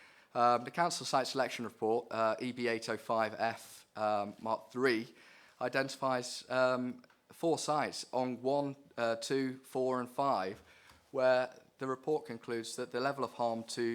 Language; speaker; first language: English; native; English